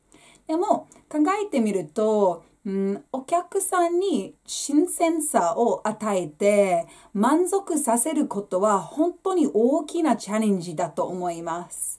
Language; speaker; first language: Japanese; non-native, fluent; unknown